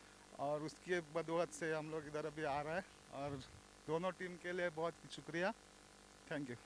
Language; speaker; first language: Hindi; non-native, local second language; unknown